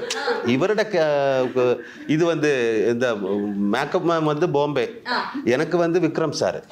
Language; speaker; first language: Tamil; non-native, learner; Malayalam